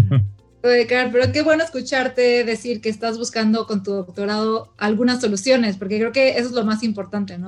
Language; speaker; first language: Spanish; native; Spanish